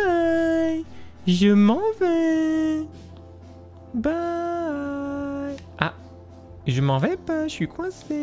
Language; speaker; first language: French; native; French